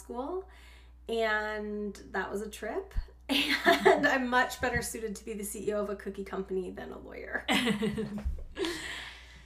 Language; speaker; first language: English; native; English